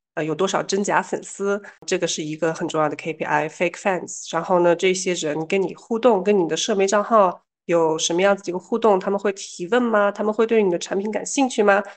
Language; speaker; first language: Chinese; early bilingual, heritage; Chinese